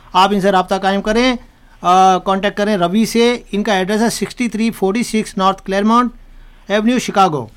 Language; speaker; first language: Urdu; native; Urdu